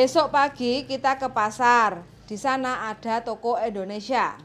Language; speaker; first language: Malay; non-native, local second language; Javanese